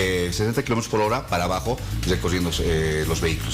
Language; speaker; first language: Spanish; native; Spanish